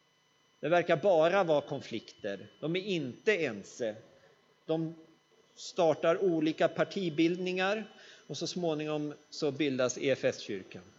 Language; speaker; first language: Swedish; native; Swedish